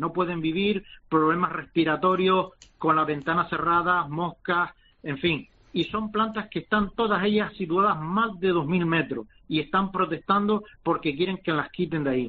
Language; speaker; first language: Spanish; native; Spanish